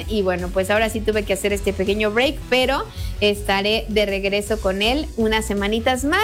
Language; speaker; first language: Spanish; native; Spanish